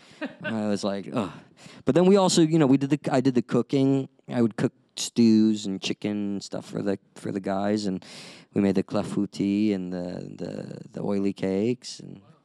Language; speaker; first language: English; native; English